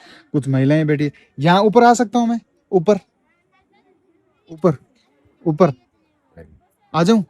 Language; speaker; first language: Hindi; native; Hindi